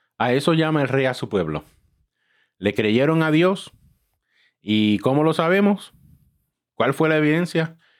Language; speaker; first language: Spanish; early bilingual, heritage; Spanish